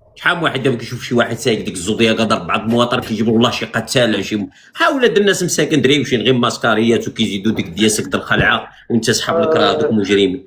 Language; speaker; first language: Arabic; native; Arabic